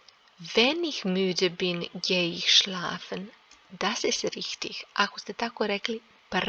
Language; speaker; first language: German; non-native, fluent; Serbian